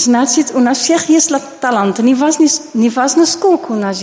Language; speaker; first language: Russian; non-native, learner; Dutch